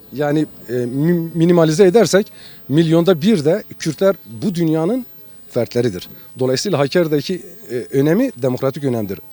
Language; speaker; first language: Turkish; non-native, local second language; Kurdish